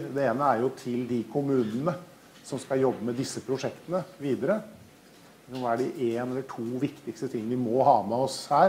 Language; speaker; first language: Norwegian; native; Norwegian